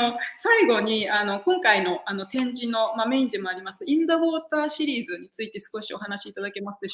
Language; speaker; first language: Japanese; native; Japanese